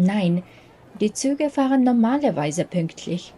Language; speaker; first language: German; non-native, fluent; Mongolian